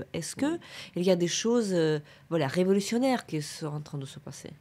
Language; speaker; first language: French; non-native, fluent; Ukrainian